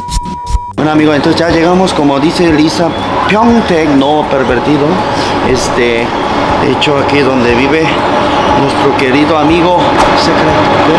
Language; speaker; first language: Spanish; non-native, fluent; Korean